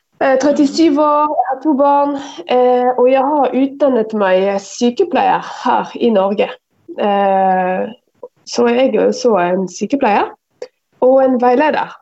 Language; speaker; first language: Norwegian; non-native, fluent; Arabic